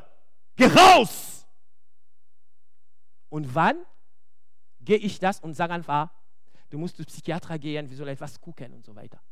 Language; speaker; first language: German; non-native, fluent; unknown